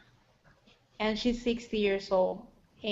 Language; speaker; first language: English; non-native, learner; Spanish